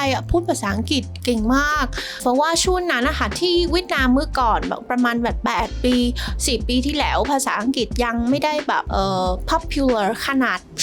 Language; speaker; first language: Thai; non-native, fluent; Vietnamese